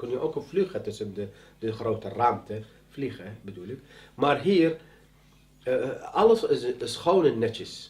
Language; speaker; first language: Dutch; non-native, learner; Arabic